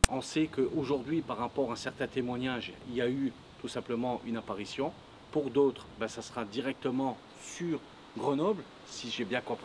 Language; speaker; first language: French; native; French